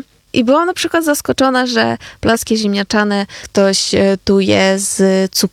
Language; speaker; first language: Polish; non-native, fluent; Ukrainian